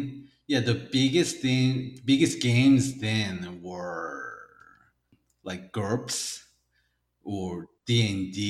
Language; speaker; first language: English; native; English